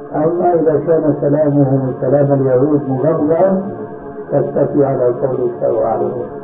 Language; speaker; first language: Arabic; early bilingual, other home language; Albanian